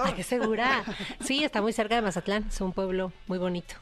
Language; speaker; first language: Spanish; native; Spanish